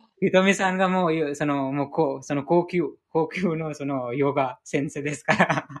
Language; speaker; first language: Japanese; non-native, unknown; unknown